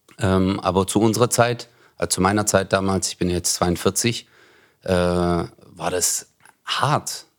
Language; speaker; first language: German; early bilingual, other home language; Turkish